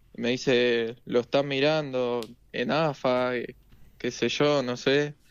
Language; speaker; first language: Spanish; native; Spanish